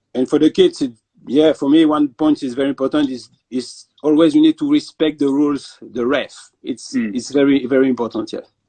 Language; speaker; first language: English; non-native, fluent; French